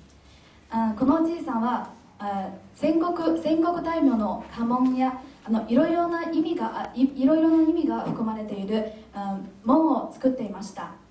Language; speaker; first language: Japanese; non-native, fluent; Chinese